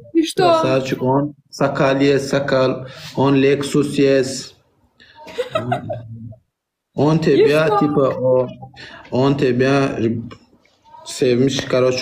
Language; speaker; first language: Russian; non-native, learner; Turkmen